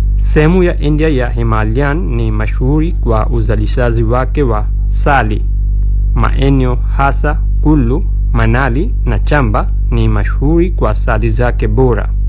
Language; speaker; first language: Swahili; non-native, fluent; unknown